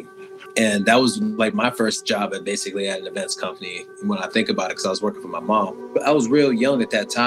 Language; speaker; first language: English; native; English